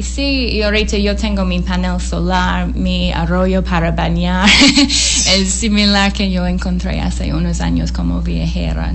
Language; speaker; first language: Spanish; non-native, fluent; English